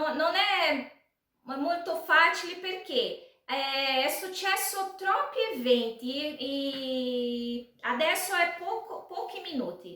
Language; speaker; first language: Italian; non-native, learner; Portuguese